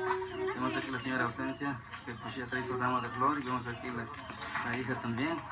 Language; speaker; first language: Spanish; native; Spanish